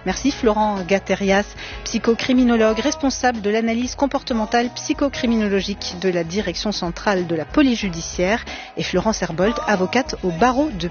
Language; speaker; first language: French; native; French